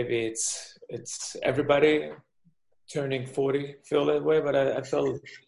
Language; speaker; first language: English; non-native, fluent; Russian